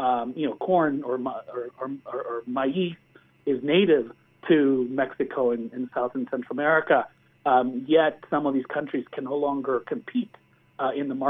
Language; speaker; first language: English; early bilingual, other home language; Spanish